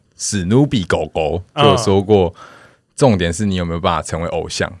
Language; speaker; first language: Chinese; non-native, local second language; Min Nan Chinese